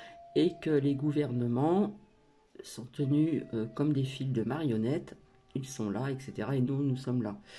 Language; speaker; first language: French; native; French